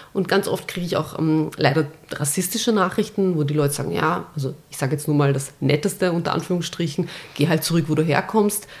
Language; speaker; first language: German; early bilingual, other home language; Bosnian